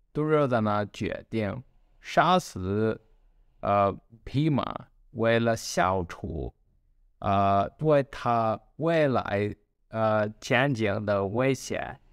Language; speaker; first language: Chinese; non-native, learner; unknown